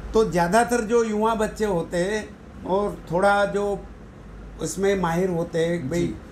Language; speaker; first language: Hindi; non-native, local second language; Gujarati